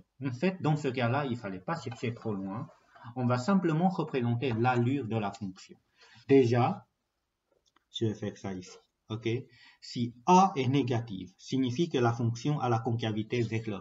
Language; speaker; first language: French; non-native, fluent; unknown